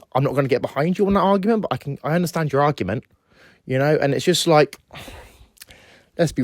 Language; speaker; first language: English; native; English